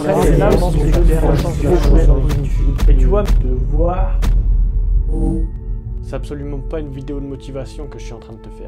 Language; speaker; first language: French; native; French